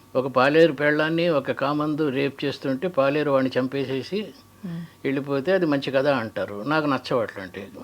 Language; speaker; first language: Telugu; native; Telugu